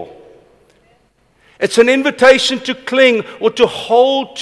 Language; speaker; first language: English; non-native, local second language; Afrikaans